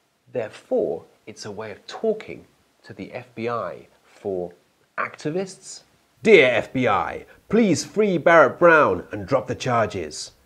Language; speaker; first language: English; native; English